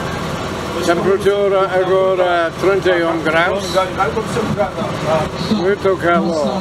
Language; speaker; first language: Portuguese; non-native, learner; English